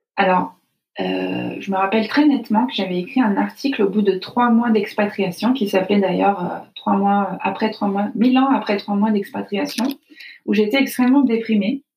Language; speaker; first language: French; native; French